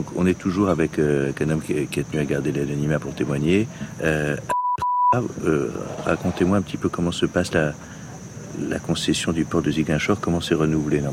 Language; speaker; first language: French; native; French